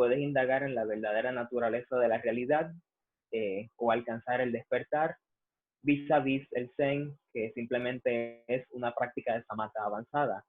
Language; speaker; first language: Spanish; native; Spanish